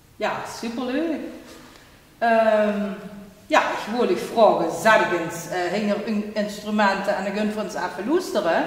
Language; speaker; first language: Dutch; native; Dutch